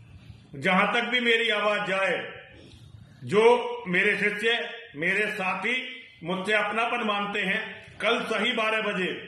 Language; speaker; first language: Hindi; native; Hindi